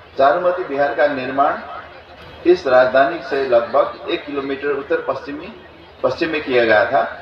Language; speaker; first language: Hindi; non-native, fluent; Newari